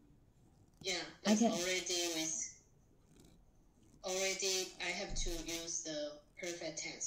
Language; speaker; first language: English; non-native, learner; Chinese